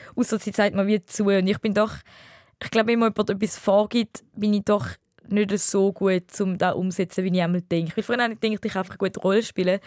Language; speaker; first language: German; early bilingual, other home language; Tamil